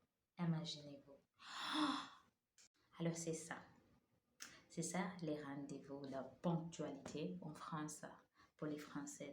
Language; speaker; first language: French; non-native, learner; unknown